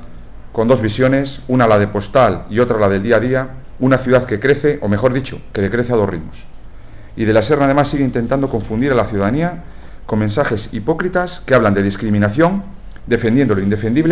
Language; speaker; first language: Spanish; native; Spanish